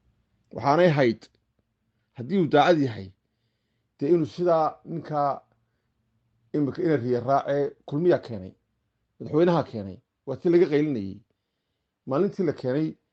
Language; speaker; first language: Somali; native; Somali